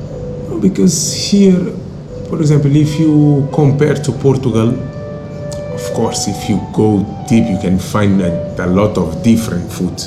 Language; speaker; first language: English; non-native, local second language; Kabuverdianu